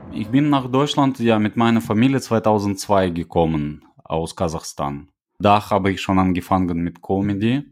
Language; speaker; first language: German; non-native, fluent; Russian